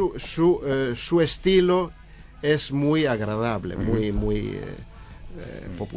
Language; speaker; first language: Spanish; non-native, learner; Greek